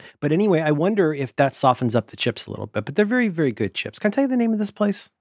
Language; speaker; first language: English; native; English